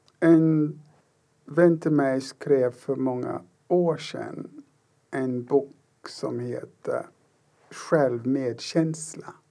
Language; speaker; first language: Swedish; non-native, fluent; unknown